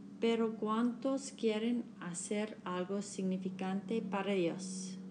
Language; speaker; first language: Spanish; non-native, learner; English